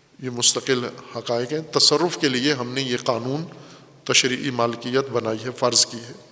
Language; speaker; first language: Urdu; native; Urdu